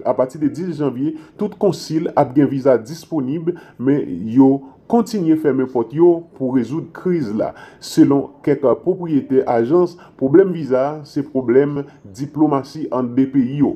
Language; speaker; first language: Haitian Creole; native; Haitian Creole